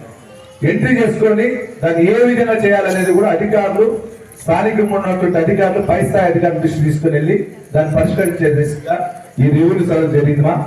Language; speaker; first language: Telugu; native; Telugu